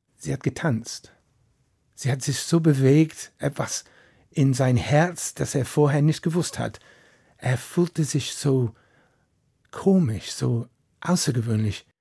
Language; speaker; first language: German; non-native, fluent; English